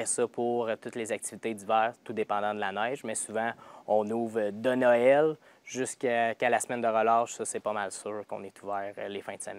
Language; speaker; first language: French; native; French